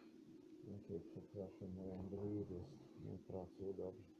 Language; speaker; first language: Polish; non-native, learner; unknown